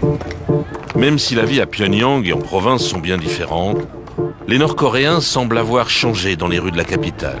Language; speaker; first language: French; native; French